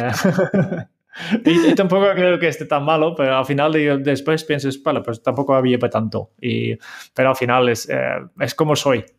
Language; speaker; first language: Spanish; non-native, fluent; Dutch